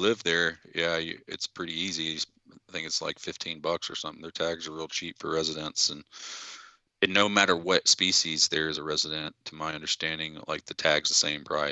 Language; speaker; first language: English; native; English